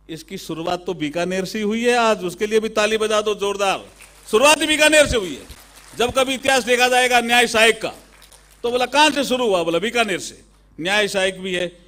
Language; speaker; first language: Hindi; native; Hindi